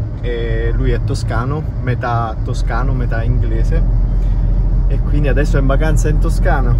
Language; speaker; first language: Italian; native; Italian